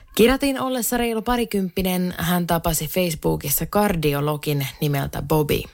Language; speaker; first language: Finnish; native; Finnish